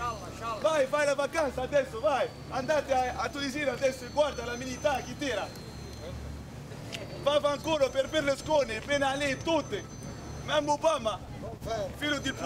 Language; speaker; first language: Italian; non-native, learner; Arabic